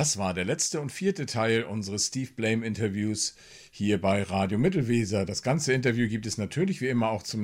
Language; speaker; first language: German; native; German